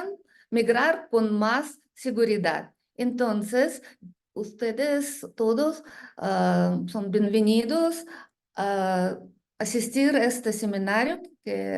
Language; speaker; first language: Spanish; non-native, learner; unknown